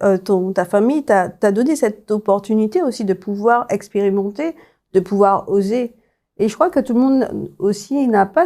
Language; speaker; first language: French; native; French